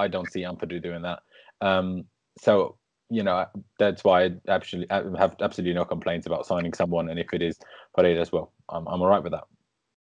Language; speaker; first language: English; native; English